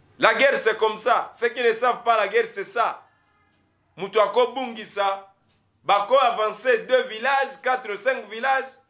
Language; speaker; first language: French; non-native, local second language; Lingala